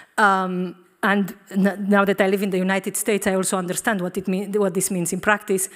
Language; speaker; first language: English; non-native, fluent; Romanian